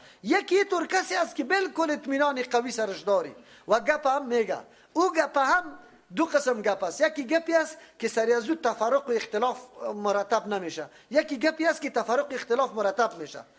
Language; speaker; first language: Persian; native; Persian